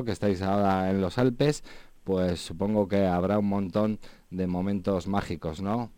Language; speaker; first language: Spanish; native; Spanish